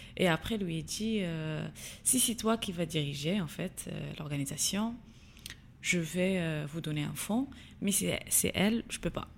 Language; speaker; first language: French; non-native, local second language; Tachelhit